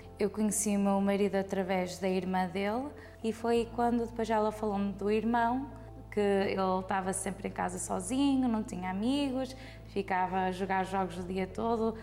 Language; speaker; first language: Portuguese; early bilingual, heritage; Portuguese